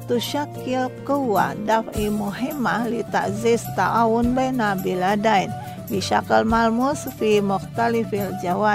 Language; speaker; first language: Arabic; non-native, learner; Indonesian